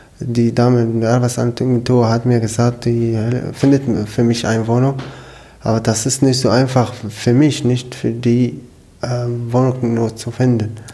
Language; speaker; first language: German; non-native, learner; Arabic